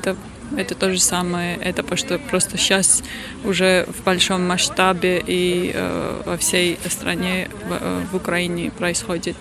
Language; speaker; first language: Russian; non-native, fluent; Georgian